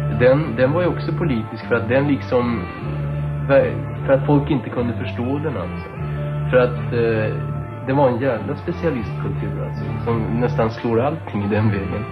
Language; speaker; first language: Swedish; native; Swedish